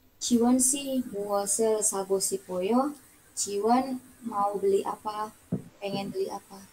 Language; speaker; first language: Korean; non-native, learner; Indonesian